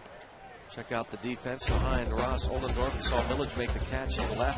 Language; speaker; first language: English; native; English